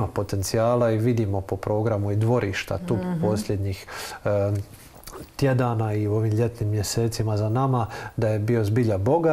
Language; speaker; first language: Croatian; native; Croatian